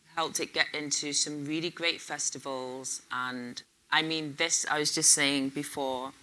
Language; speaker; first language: English; native; English